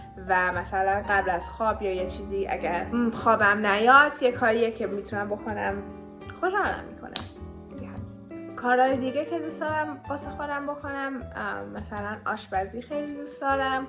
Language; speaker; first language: Persian; early bilingual, heritage; Persian